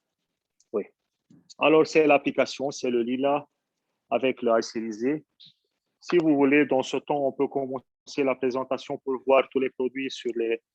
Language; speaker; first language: French; non-native, fluent; Arabic